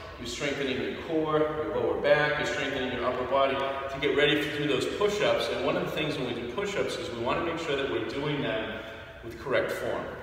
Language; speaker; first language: English; native; English